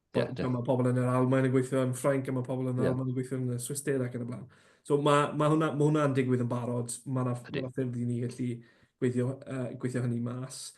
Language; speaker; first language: Welsh; non-native, local second language; English